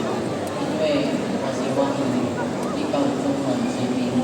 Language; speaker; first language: Chinese; non-native, learner; Indonesian